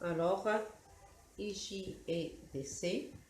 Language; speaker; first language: French; non-native, local second language; Arabic